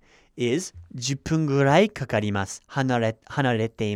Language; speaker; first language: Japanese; non-native, fluent; English